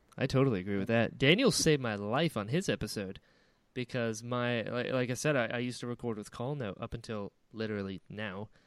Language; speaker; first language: English; native; English